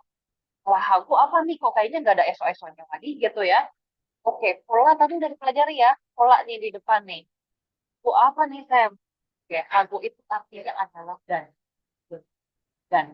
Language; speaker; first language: Indonesian; native; Indonesian